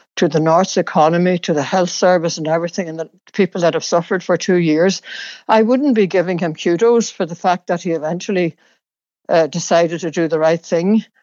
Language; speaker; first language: English; native; English